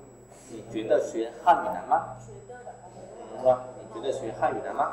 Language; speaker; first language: Chinese; non-native, fluent; Vietnamese